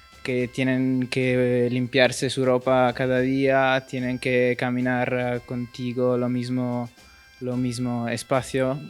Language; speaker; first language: Spanish; non-native, fluent; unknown